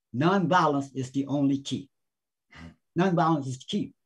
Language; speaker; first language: English; native; English